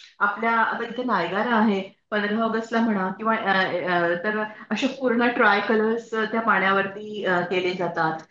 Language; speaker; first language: Marathi; native; Marathi